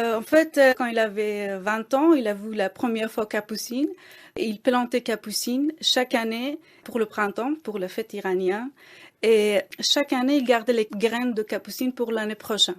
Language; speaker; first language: French; non-native, fluent; Persian